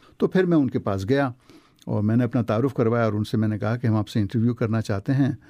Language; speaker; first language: Urdu; non-native, local second language; Pashto